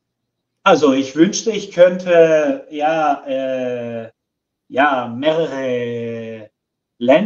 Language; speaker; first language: German; non-native, fluent; Portuguese